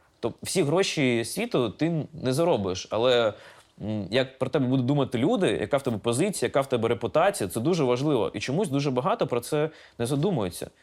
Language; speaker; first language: Ukrainian; non-native, local second language; Russian